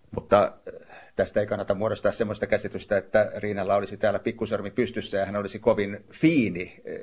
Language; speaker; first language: Finnish; native; Finnish